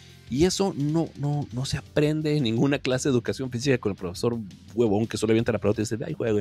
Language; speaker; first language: Spanish; native; Spanish